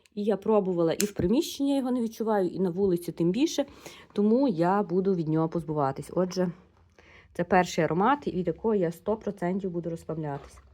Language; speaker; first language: Ukrainian; non-native, local second language; Russian